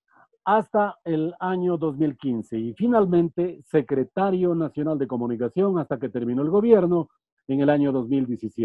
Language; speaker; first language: Spanish; native; Spanish